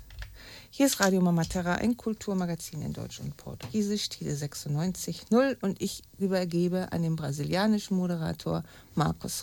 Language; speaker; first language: German; native; German